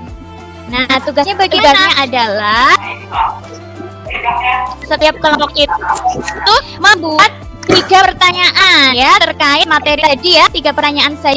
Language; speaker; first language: Indonesian; native; Indonesian